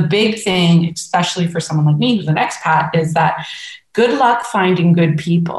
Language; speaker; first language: English; native; English